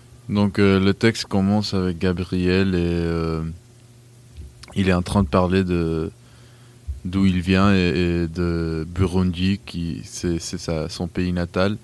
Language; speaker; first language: French; non-native, fluent; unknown